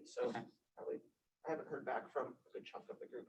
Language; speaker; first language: English; native; English